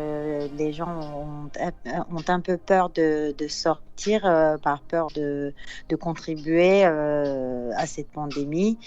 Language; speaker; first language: French; non-native, fluent; Turkish